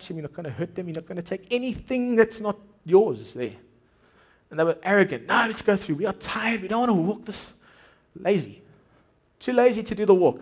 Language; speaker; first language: English; native; English